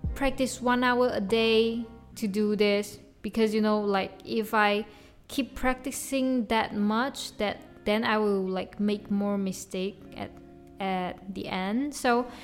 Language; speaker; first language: English; non-native, local second language; Chinese